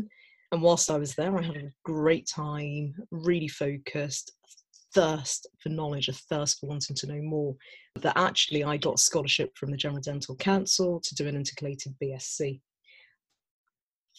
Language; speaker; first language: English; native; English